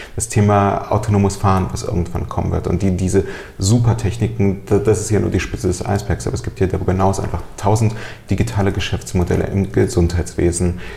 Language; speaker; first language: German; early bilingual, other home language; Russian